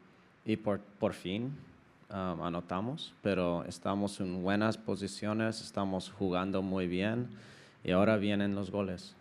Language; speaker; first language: Spanish; non-native, fluent; English